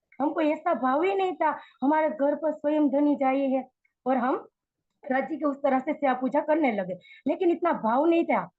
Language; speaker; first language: Hindi; non-native, local second language; Gujarati